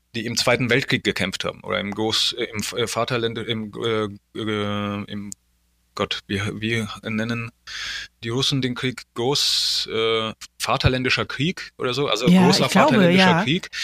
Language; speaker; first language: German; early bilingual, other home language; Polish